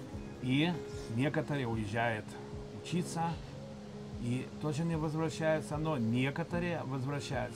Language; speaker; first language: Russian; non-native, local second language; Lithuanian